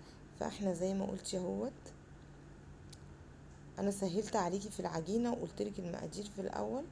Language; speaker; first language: Arabic; native; Arabic